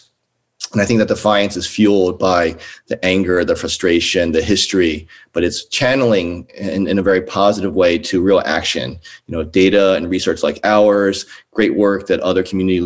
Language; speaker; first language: English; native; English